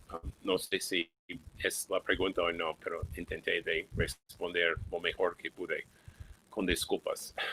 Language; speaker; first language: Spanish; non-native, fluent; English